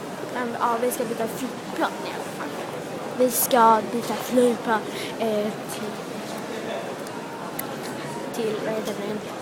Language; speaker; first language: Swedish; early bilingual, other home language; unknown